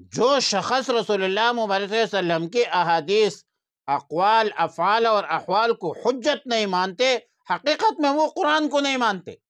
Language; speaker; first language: Urdu; non-native, local second language; Pashto